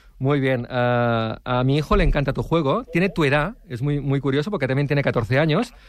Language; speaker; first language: Spanish; non-native, local second language; Catalan